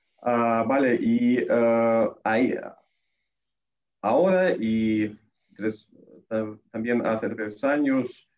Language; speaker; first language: Spanish; non-native, fluent; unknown